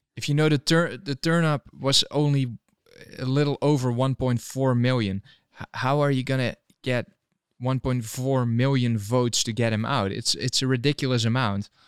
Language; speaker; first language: English; non-native, fluent; Dutch